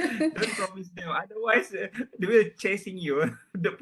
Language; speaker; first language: English; non-native, learner; Indonesian